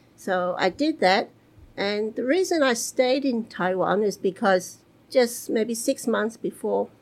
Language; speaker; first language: English; early bilingual, other home language; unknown